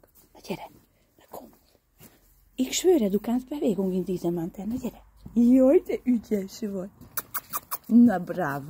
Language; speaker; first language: German; non-native, learner; Hungarian